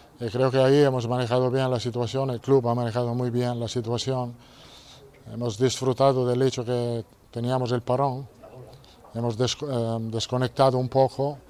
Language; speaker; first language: Spanish; non-native, fluent; Italian